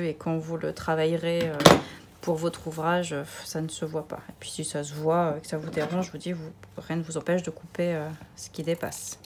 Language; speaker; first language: French; native; French